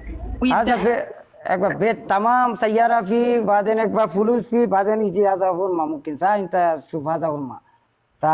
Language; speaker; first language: Arabic; non-native, learner; Bangla